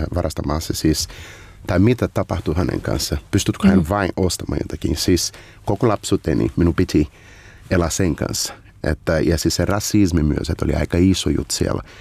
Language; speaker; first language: Finnish; non-native, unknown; Portuguese